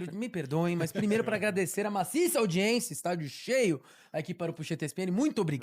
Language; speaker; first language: Portuguese; native; Portuguese